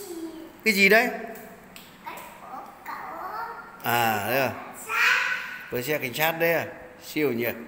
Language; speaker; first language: Vietnamese; native; Vietnamese